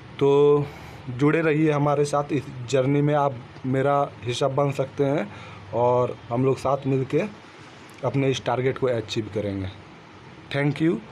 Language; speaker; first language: Hindi; native; Hindi